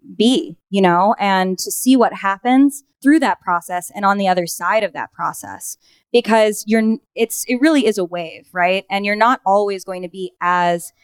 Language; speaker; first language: English; native; English